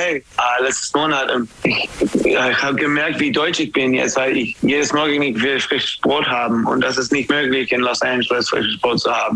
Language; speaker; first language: German; non-native, learner; English